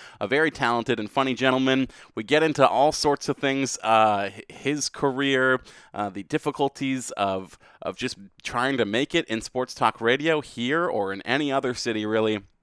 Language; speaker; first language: English; native; English